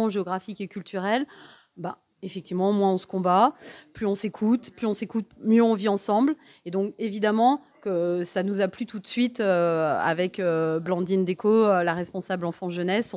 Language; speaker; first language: French; native; French